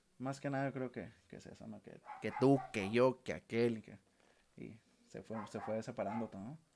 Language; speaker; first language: Spanish; native; Spanish